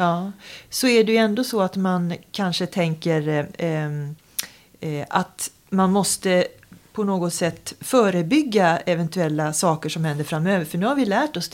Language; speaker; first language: Swedish; native; Swedish